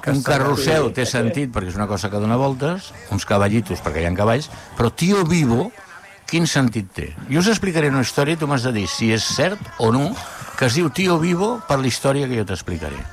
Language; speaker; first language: Catalan; native; Catalan